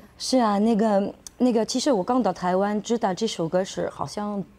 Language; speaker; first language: Chinese; non-native, fluent; French